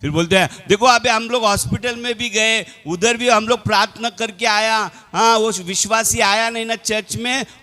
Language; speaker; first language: Hindi; non-native, local second language; Telugu